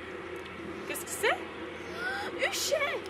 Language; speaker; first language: French; non-native, learner; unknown